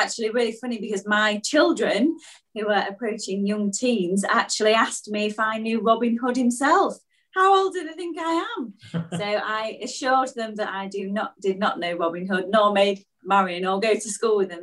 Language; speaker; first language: English; native; English